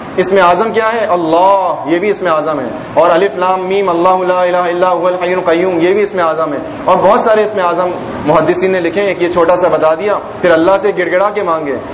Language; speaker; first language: Urdu; native; Urdu